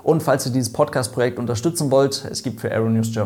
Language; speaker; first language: German; native; German